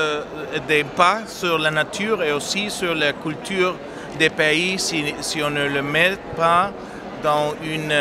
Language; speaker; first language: French; non-native, fluent; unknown